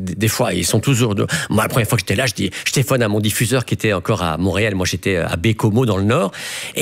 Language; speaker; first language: French; native; French